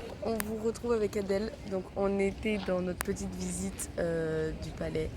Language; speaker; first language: French; native; French